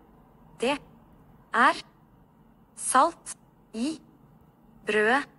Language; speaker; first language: Norwegian; non-native, learner; Amharic